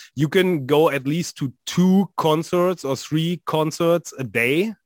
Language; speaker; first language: English; non-native, fluent; German